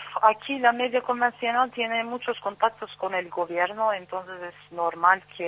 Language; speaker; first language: Spanish; non-native, learner; Turkish